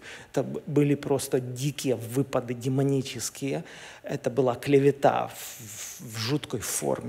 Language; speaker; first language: Russian; native; Russian